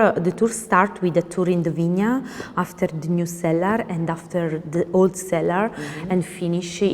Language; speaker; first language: English; non-native, learner; Italian